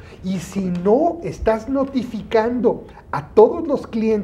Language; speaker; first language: Spanish; native; Spanish